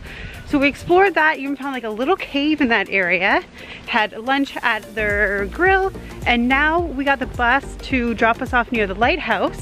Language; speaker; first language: English; native; English